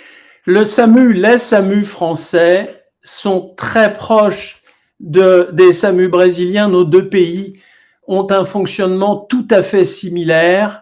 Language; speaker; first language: French; native; French